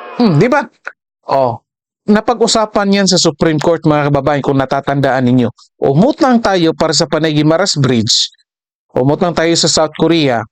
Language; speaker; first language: Filipino; native; Filipino